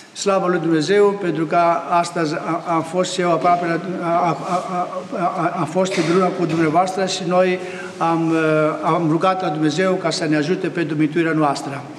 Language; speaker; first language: Romanian; non-native, fluent; Greek